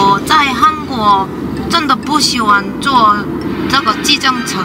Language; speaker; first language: Chinese; non-native, fluent; Korean